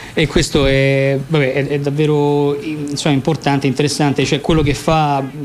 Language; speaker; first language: Italian; native; Italian